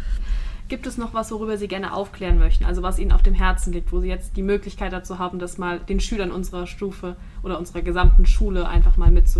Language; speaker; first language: German; native; German